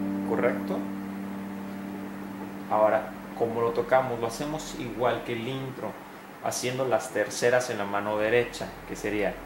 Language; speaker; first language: Spanish; native; Spanish